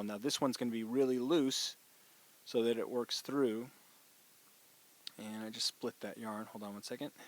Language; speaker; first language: English; native; English